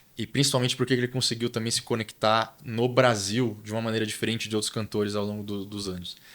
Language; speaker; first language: Portuguese; native; Portuguese